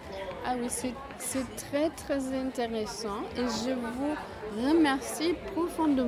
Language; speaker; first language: French; non-native, fluent; Spanish